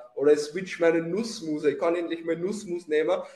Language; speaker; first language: German; native; German